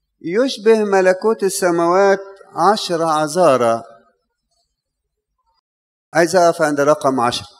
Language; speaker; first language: Arabic; native; Arabic